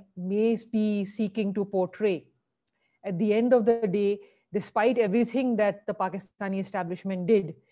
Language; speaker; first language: English; non-native, local second language; Hindi